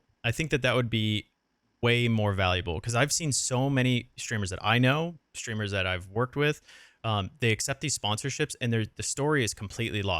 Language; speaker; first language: English; native; English